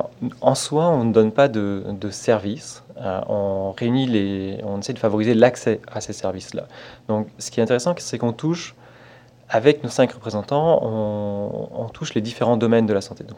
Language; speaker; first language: French; native; French